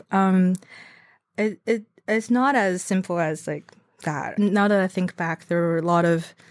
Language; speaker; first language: English; non-native, fluent; Chinese